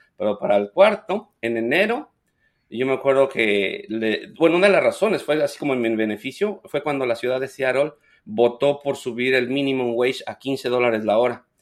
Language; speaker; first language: Spanish; native; Spanish